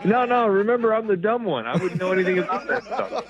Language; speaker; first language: English; native; English